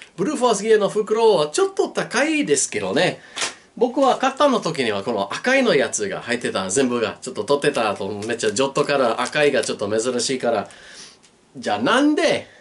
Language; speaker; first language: Japanese; non-native, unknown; English